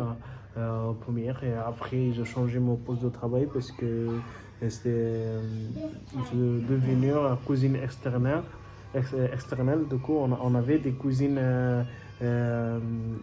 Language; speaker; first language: French; non-native, learner; Bangla